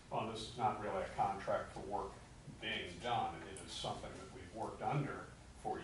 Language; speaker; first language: English; native; English